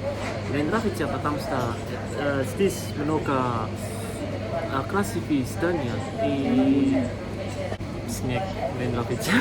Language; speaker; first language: Russian; non-native, learner; Indonesian